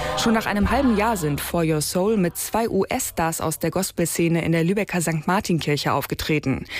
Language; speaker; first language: German; native; German